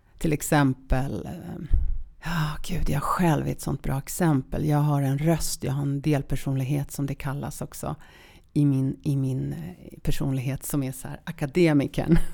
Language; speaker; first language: Swedish; early bilingual, other home language; Polish